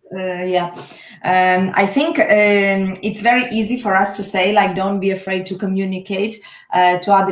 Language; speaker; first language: English; non-native, fluent; Polish